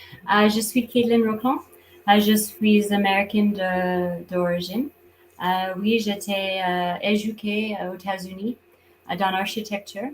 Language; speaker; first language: French; non-native, fluent; English